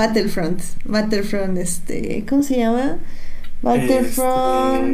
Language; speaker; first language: Spanish; native; Spanish